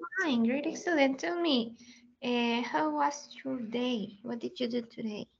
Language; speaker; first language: English; non-native, learner; Spanish